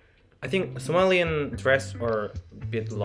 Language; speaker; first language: English; non-native, learner; Korean